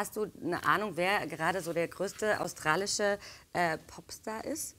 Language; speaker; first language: German; native; German